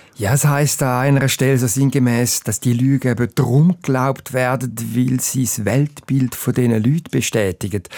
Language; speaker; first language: German; native; German